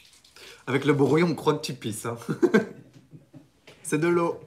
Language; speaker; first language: French; native; French